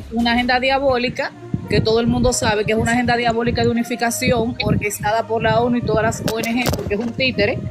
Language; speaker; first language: Spanish; native; Spanish